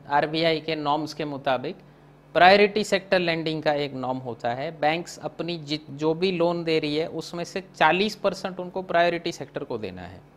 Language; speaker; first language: Hindi; non-native, local second language; Gujarati